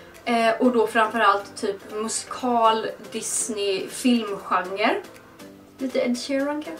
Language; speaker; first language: Swedish; native; Swedish